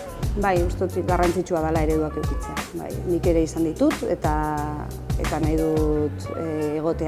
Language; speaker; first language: Basque; native; Basque